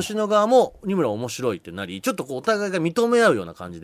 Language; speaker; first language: Japanese; native; Japanese